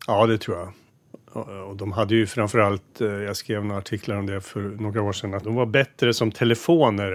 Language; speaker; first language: Swedish; native; Swedish